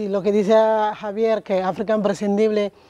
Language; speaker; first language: Spanish; non-native, learner; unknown